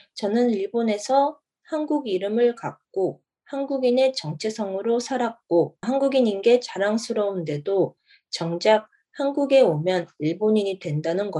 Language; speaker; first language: Korean; early bilingual, other home language; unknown